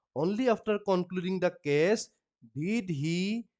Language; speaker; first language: English; non-native, local second language; Assamese